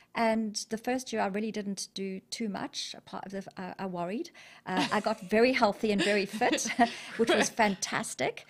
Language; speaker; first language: English; native; English